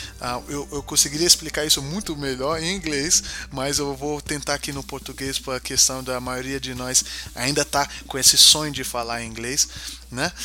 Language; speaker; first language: Portuguese; early bilingual, heritage; Portuguese